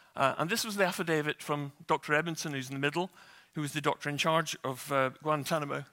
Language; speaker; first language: English; native; English